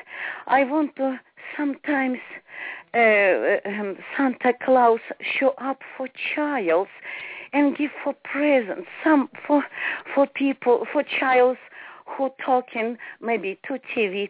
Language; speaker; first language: English; non-native, learner; Ukrainian